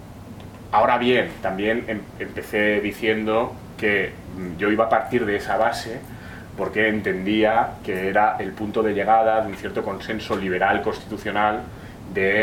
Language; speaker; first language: Spanish; native; Spanish